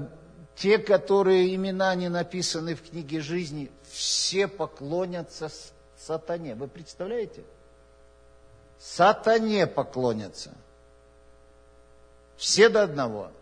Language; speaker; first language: Russian; native; Russian